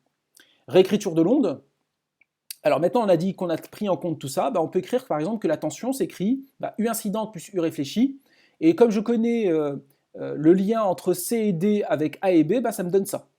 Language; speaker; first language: French; native; French